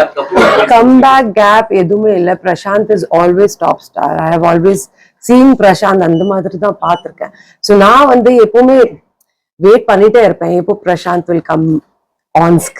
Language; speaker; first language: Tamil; non-native, fluent; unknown